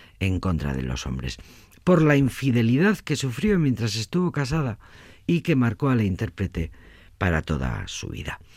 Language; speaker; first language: Spanish; native; Spanish